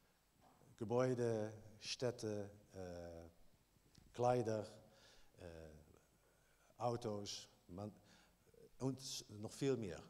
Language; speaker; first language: German; non-native, learner; Dutch